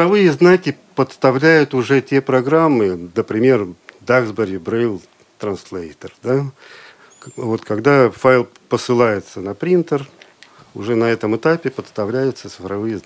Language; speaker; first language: Russian; native; Russian